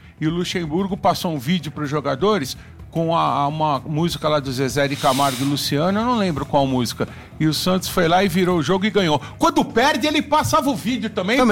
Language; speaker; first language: Portuguese; native; Portuguese